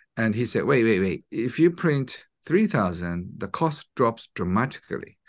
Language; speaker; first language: English; non-native, fluent; Japanese